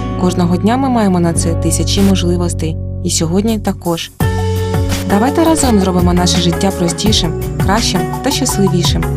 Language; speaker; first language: Ukrainian; native; Ukrainian